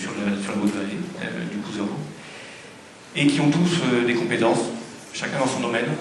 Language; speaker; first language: French; native; French